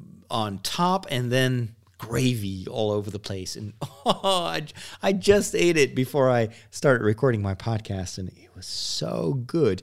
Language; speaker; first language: English; non-native, fluent; Dutch